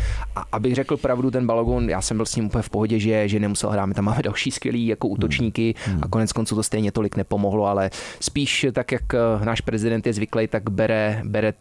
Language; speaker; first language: Czech; early bilingual, heritage; Czech